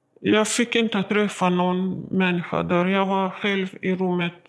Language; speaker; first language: Swedish; non-native, learner; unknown